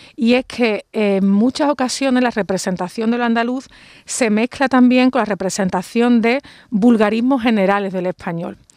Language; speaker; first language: Spanish; native; Spanish